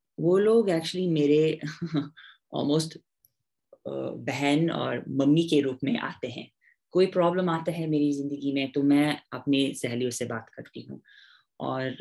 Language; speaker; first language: Hindi; non-native, fluent; English